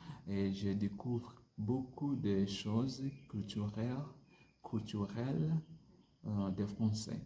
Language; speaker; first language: French; non-native, learner; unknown